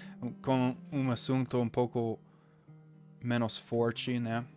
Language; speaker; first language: Portuguese; non-native, fluent; English